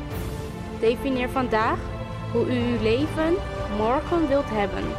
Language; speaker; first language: Dutch; native; Dutch